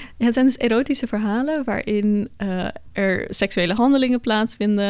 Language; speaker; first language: Dutch; early bilingual, other home language; Persian